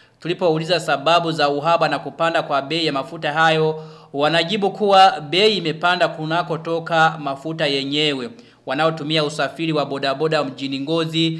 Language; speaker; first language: Swahili; non-native, local second language; Rundi